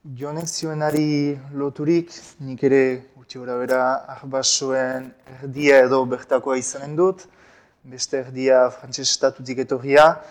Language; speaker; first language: Basque; non-native, local second language; French